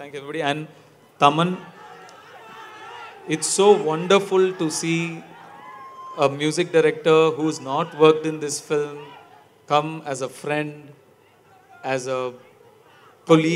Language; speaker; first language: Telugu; non-native, learner; Tamil